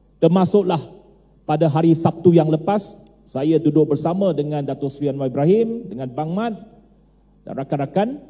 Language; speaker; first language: Malay; non-native, local second language; Chinese